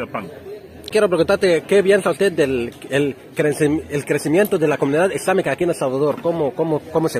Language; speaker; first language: Spanish; non-native, learner; Arabic